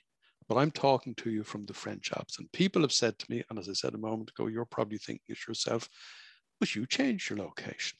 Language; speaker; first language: English; native; English